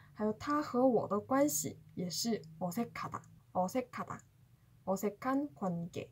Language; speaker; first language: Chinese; non-native, fluent; Korean